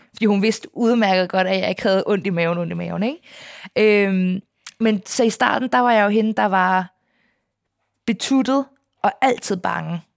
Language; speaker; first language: Danish; native; Danish